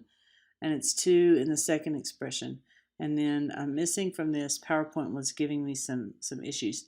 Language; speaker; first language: English; native; English